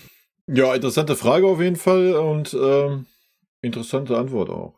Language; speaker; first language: German; native; German